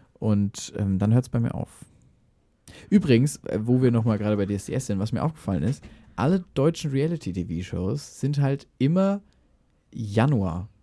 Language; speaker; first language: German; native; German